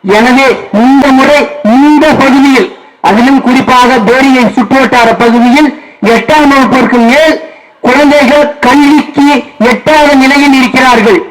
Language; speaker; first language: Tamil; non-native, local second language; Kannada